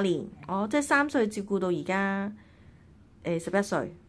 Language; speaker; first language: Cantonese; native; Cantonese